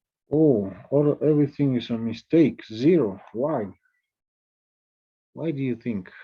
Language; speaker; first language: English; non-native, fluent; Spanish